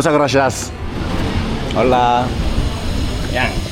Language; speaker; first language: Spanish; non-native, learner; Korean